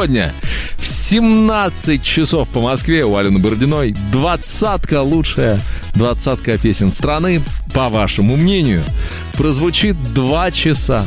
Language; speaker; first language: Russian; native; Russian